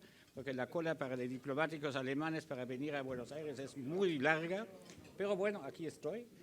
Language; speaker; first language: Spanish; early bilingual, other home language; German